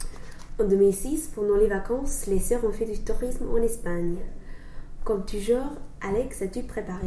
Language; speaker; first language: French; non-native, learner; English